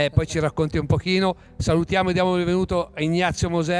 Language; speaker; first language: Italian; native; Italian